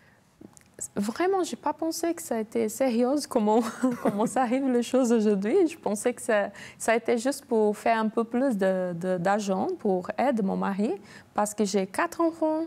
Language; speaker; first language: French; non-native, learner; Portuguese